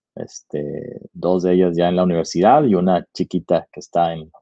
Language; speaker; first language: Spanish; native; Spanish